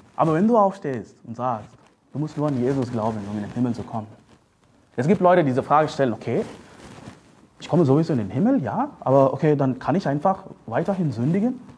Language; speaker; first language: German; non-native, fluent; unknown